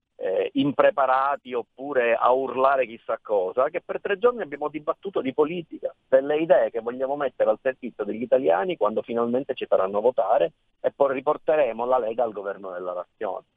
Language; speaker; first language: Italian; native; Italian